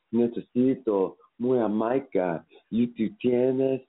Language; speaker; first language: Spanish; non-native, learner; English